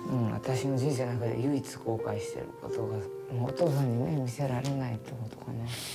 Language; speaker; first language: Japanese; native; Japanese